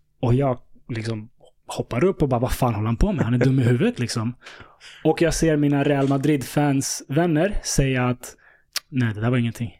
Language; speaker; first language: Swedish; early bilingual, other home language; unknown